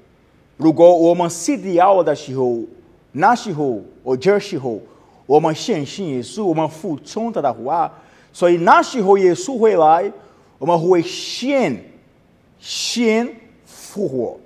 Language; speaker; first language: Chinese; non-native, learner; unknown